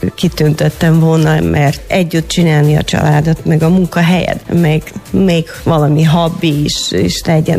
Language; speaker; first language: Hungarian; non-native, fluent; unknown